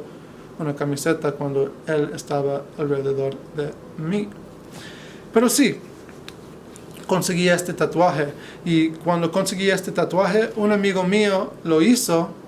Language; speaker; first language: Spanish; non-native, fluent; English